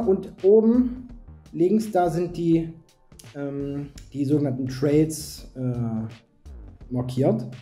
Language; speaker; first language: German; native; German